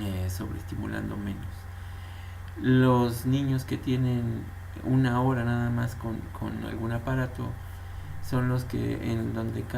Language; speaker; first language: Spanish; native; Spanish